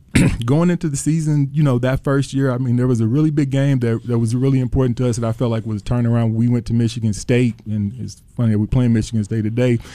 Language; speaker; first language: English; native; English